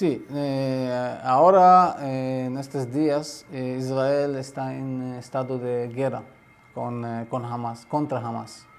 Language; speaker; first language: Spanish; non-native, learner; Arabic